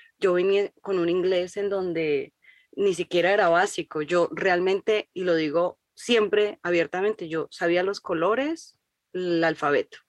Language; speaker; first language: Spanish; native; Spanish